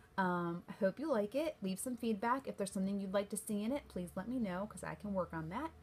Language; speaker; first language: English; native; English